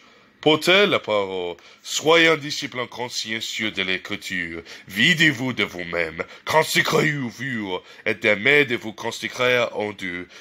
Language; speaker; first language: French; non-native, learner; English